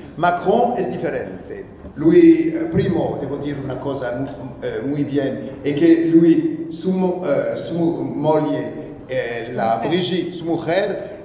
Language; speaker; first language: Spanish; non-native, learner; French